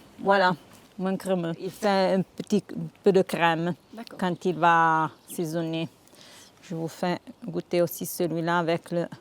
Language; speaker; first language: French; non-native, local second language; Italian